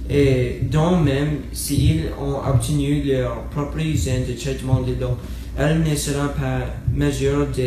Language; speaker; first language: French; non-native, learner; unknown